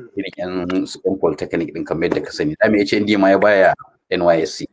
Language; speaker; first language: Hausa; native; Hausa